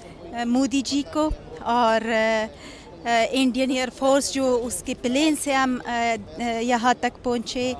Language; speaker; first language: Hindi; non-native, fluent; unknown